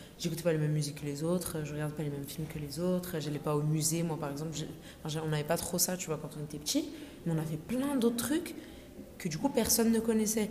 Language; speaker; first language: French; native; French